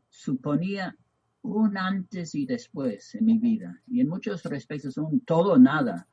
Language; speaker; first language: Spanish; non-native, fluent; English